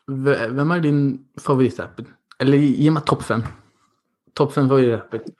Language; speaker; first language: Norwegian; early bilingual, other home language; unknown